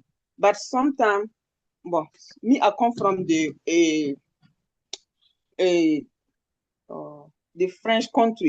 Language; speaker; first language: English; non-native, learner; French